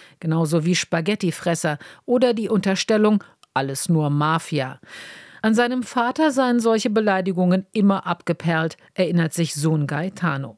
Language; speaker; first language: German; native; German